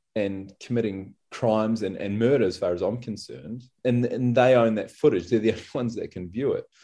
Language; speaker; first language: English; native; English